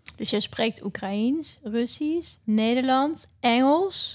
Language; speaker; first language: Dutch; native; Dutch